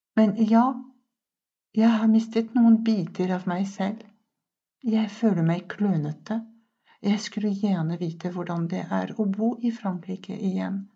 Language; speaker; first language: Norwegian; non-native, fluent; French